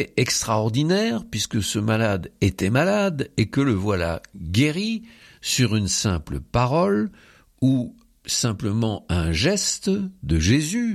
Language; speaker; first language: French; native; French